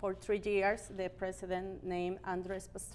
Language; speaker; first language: English; non-native, learner; Spanish